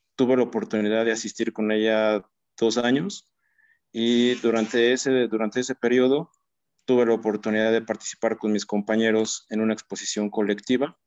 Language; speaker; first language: Spanish; native; Spanish